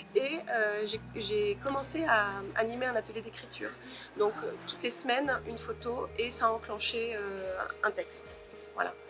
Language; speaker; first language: French; native; French